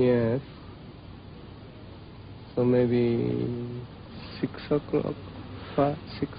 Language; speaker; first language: English; non-native, fluent; Japanese